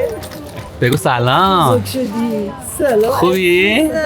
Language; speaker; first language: Korean; native; Korean